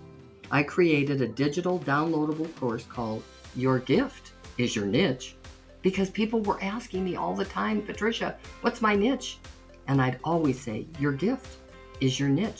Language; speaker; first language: English; native; English